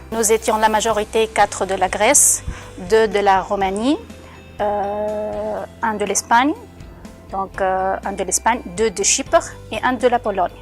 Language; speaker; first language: French; non-native, local second language; Arabic